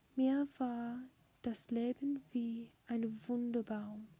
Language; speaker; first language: German; non-native, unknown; English